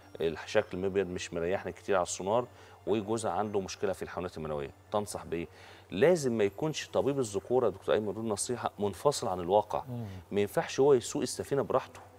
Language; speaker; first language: Egyptian Arabic; native; Egyptian Arabic